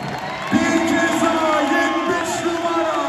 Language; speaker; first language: Turkish; native; Turkish